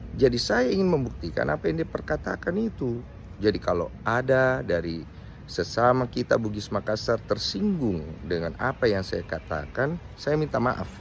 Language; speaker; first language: Indonesian; native; Indonesian